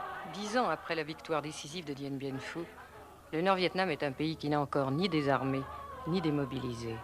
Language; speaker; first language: French; native; French